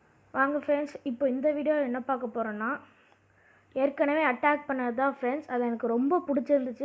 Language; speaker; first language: Tamil; native; Tamil